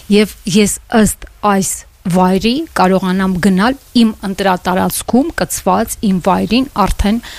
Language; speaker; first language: Armenian; native; Armenian